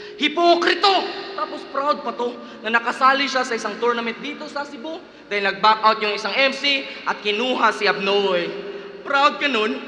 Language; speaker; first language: Filipino; non-native, local second language; Cebuano